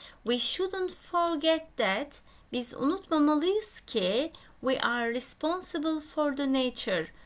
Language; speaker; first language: English; non-native, fluent; Turkish